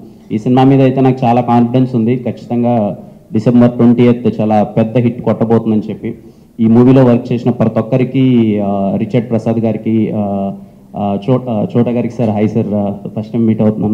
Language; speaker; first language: Telugu; native; Telugu